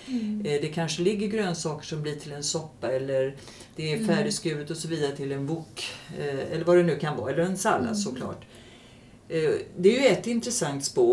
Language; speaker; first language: Swedish; native; Swedish